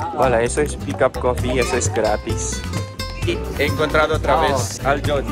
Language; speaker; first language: Spanish; non-native, learner; Filipino